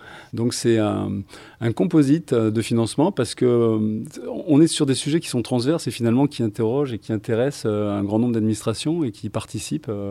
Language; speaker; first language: French; native; French